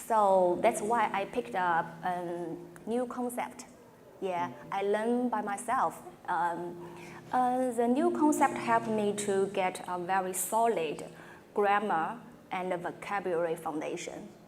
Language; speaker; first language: English; non-native, fluent; Chinese